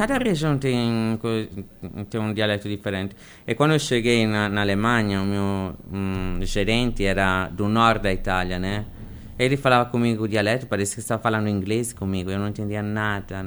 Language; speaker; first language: Portuguese; non-native, fluent; Italian